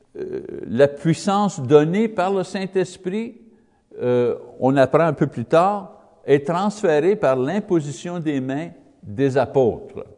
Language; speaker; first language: French; non-native, learner; English